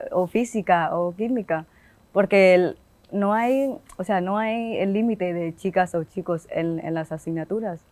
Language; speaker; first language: Spanish; non-native, fluent; Vietnamese